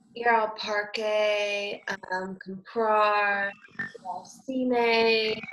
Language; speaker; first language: Spanish; non-native, learner; English